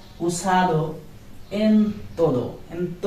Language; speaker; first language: Spanish; non-native, learner; Bangla